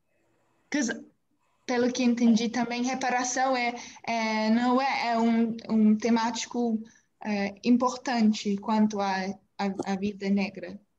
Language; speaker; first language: Portuguese; non-native, learner; English